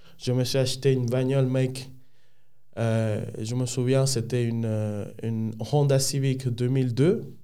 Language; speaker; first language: French; non-native, fluent; Spanish